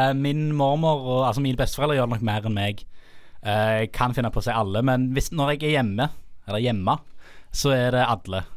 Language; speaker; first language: Norwegian; native; Norwegian